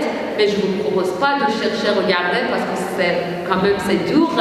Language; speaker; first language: French; non-native, learner; Persian